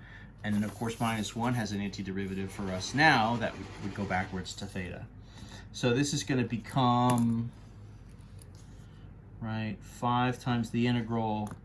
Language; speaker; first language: English; native; English